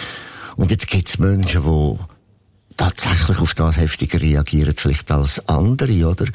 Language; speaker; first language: German; native; German